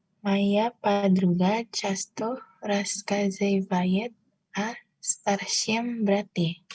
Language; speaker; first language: Russian; non-native, learner; Indonesian